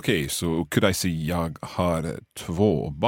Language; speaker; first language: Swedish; non-native, learner; English